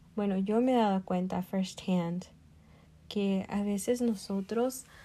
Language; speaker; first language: Spanish; early bilingual, other home language; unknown